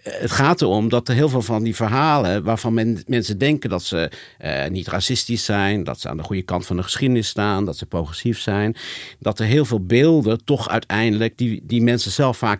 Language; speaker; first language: Dutch; native; Dutch